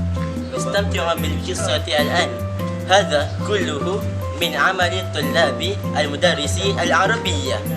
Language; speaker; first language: Arabic; non-native, learner; Malay